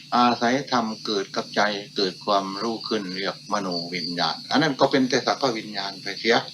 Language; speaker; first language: Thai; native; Thai